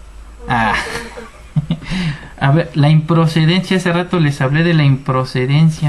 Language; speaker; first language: Spanish; native; Spanish